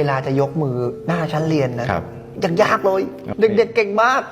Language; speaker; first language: Thai; native; Thai